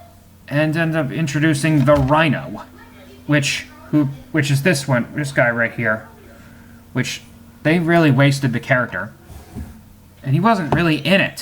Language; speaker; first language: English; native; English